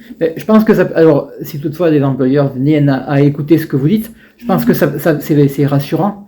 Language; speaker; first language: French; native; French